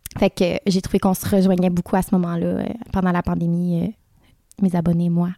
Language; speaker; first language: French; native; French